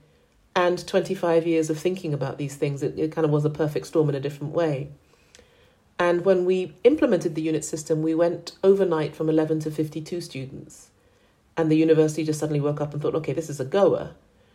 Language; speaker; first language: English; native; English